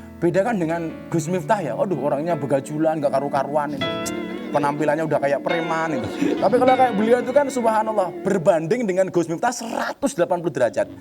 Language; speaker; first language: Indonesian; native; Indonesian